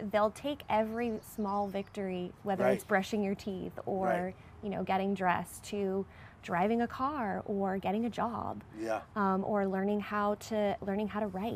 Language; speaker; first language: English; native; English